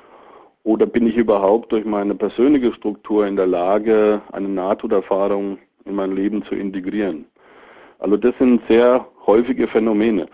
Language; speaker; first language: German; native; German